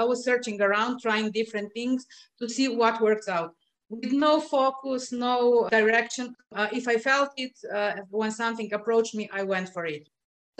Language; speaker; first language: English; non-native, fluent; Slovenian